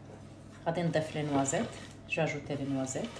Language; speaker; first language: Arabic; native; Arabic